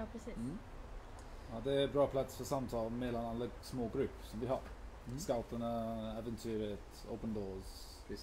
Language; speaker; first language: Swedish; non-native, fluent; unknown